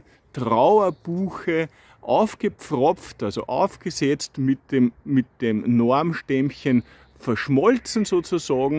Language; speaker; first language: German; native; German